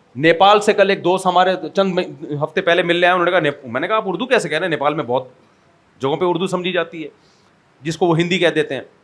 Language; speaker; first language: Urdu; native; Urdu